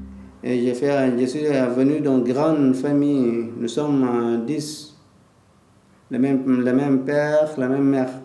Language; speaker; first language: French; non-native, learner; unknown